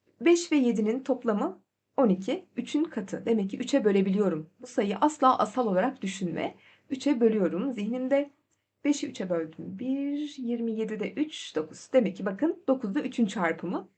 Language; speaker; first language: Turkish; native; Turkish